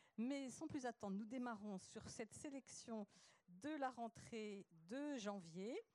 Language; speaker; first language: French; native; French